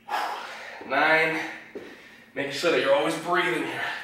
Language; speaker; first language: English; native; English